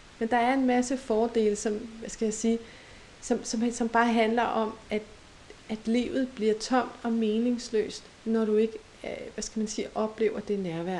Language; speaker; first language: Danish; native; Danish